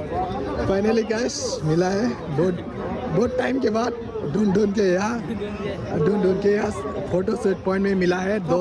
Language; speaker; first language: Hindi; non-native, local second language; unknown